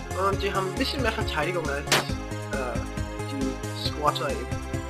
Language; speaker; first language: German; native; German